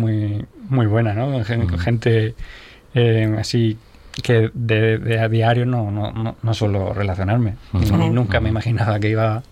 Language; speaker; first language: Spanish; native; Spanish